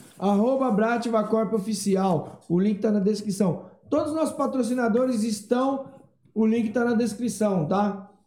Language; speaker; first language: Portuguese; native; Portuguese